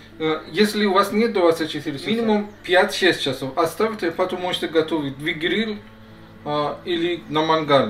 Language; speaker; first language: Russian; non-native, learner; Persian